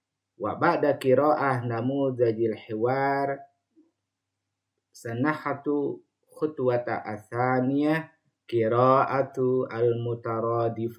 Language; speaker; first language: Arabic; non-native, fluent; Indonesian